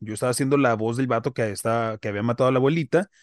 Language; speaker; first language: Spanish; native; Spanish